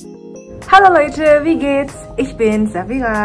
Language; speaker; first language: German; early bilingual, other home language; Indonesian